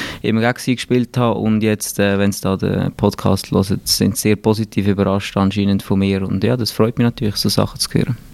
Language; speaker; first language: German; native; German